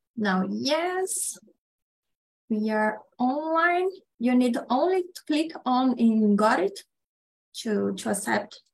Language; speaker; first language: English; non-native, learner; Portuguese